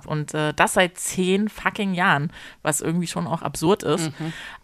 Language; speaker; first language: German; native; German